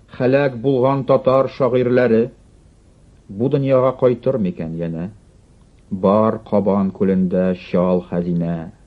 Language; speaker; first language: Tatar; non-native, local second language; Russian